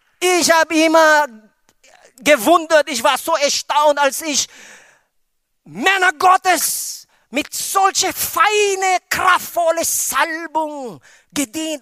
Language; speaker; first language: German; non-native, fluent; Filipino